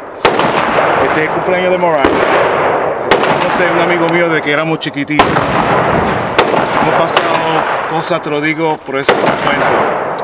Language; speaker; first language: Spanish; early bilingual, heritage; Spanish